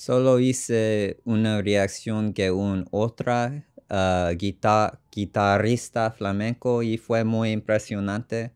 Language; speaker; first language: Spanish; non-native, learner; English